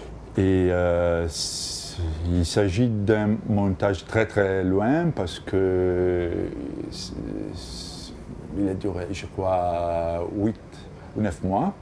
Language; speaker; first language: French; non-native, fluent; Italian